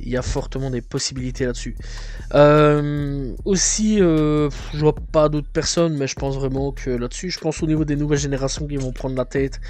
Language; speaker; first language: French; native; French